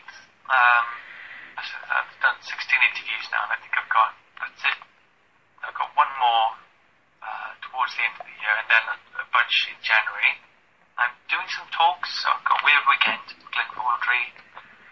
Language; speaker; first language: English; native; English